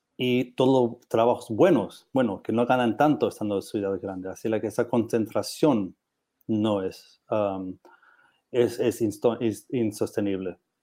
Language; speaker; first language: Spanish; non-native, learner; English